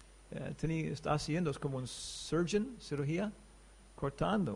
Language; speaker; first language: Spanish; non-native, learner; English